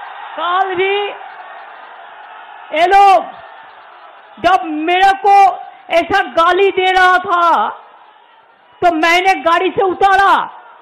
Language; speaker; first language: Hindi; non-native, local second language; Bangla